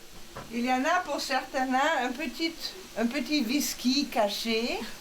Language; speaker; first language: French; non-native, fluent; German